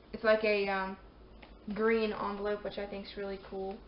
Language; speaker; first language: English; native; English